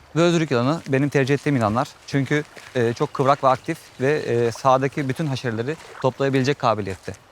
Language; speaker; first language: Turkish; native; Turkish